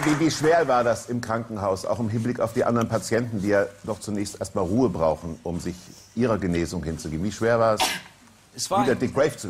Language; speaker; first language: German; native; German